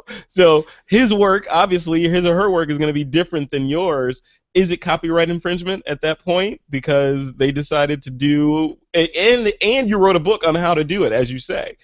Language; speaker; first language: English; native; English